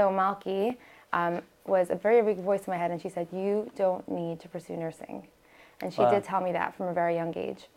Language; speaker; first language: English; native; English